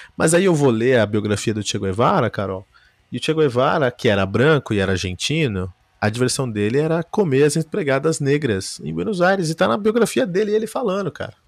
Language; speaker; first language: Portuguese; early bilingual, heritage; Portuguese